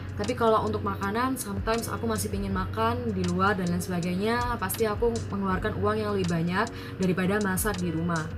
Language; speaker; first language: Indonesian; native; Indonesian